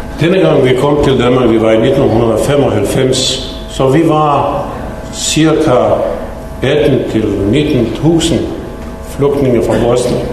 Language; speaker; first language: Danish; non-native, fluent; Bosnian